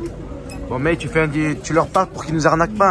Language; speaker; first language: French; native; French